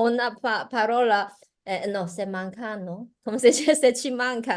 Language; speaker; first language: Italian; non-native, learner; Chinese